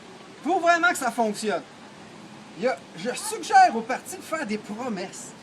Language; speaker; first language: French; native; French